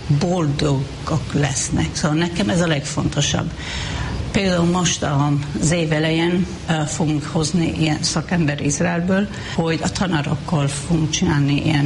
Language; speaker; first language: Hungarian; non-native, fluent; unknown